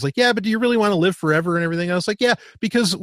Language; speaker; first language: English; native; English